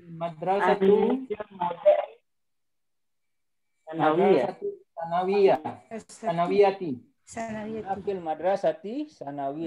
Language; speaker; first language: Arabic; non-native, fluent; Indonesian